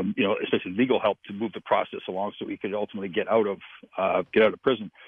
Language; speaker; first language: English; native; English